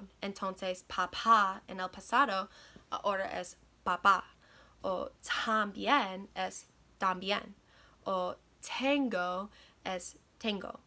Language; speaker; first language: Spanish; non-native, learner; English